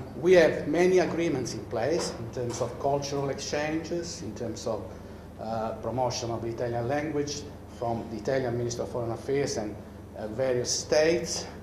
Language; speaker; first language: English; non-native, fluent; Italian